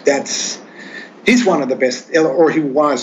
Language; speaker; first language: English; non-native, fluent; Swedish